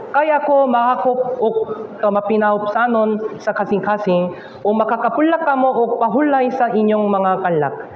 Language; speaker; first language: Cebuano; non-native, fluent; Korean